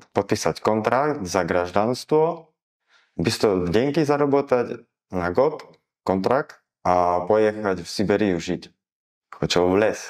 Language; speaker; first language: Russian; non-native, learner; Slovak